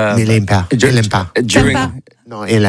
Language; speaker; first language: French; non-native, learner; English